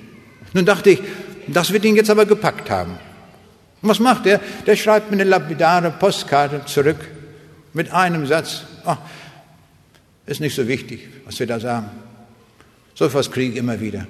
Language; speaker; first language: German; native; German